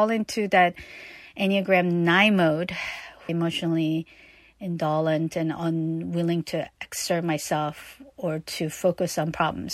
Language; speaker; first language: English; non-native, fluent; Korean